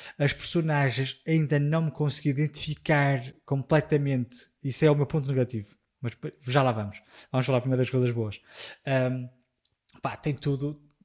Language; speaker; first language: Portuguese; native; Portuguese